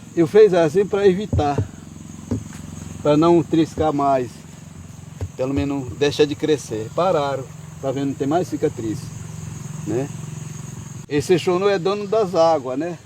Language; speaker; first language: Portuguese; non-native, local second language; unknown